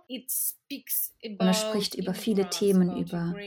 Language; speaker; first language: German; non-native, fluent; Ukrainian